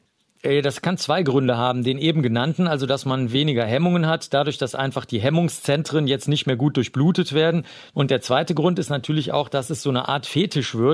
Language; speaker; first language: German; native; German